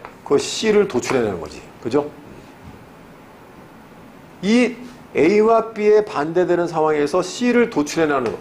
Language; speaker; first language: Korean; native; Korean